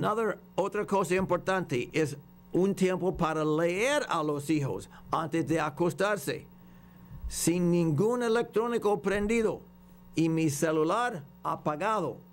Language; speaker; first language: Spanish; non-native, fluent; English